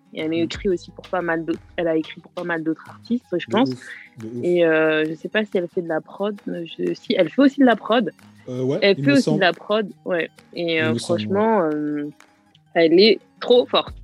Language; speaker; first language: French; native; French